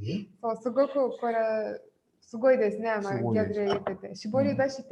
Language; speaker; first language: Japanese; non-native, fluent; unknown